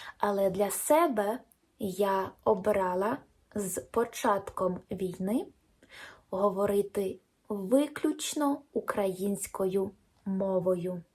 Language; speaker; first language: Ukrainian; non-native, local second language; Russian